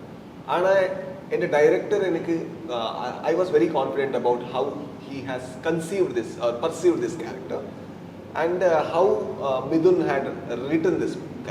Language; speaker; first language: Malayalam; non-native, learner; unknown